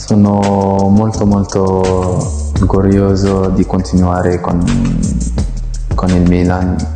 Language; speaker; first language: Italian; non-native, fluent; French